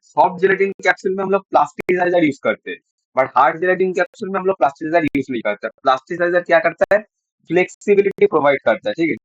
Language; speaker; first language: Hindi; non-native, local second language; Bangla